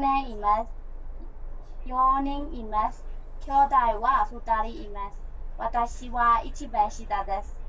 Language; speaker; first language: Japanese; non-native, learner; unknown